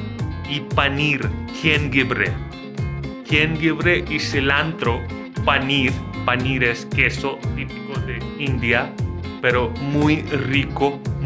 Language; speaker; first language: Spanish; non-native, fluent; Hindi